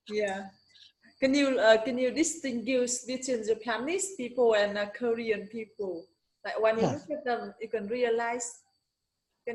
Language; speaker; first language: English; non-native, learner; Vietnamese